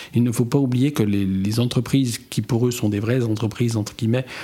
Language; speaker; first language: French; native; French